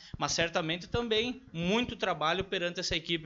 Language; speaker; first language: Portuguese; native; Portuguese